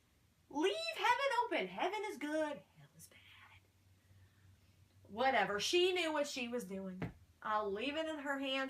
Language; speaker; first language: English; native; English